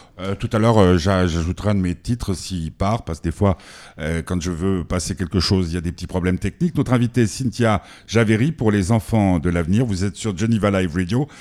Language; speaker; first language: French; native; French